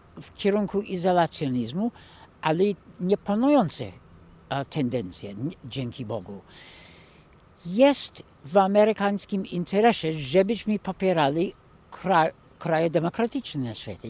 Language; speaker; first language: Polish; non-native, fluent; English